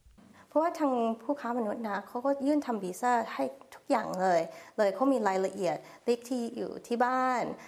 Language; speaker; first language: Thai; early bilingual, heritage; Thai